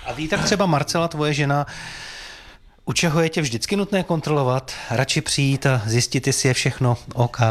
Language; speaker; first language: Czech; native; Czech